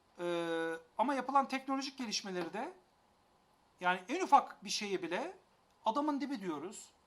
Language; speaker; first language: Turkish; native; Turkish